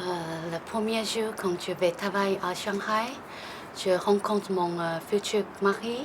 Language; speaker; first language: French; non-native, learner; Chinese